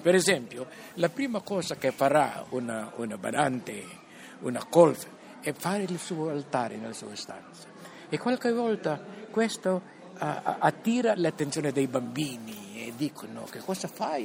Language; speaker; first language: Italian; non-native, fluent; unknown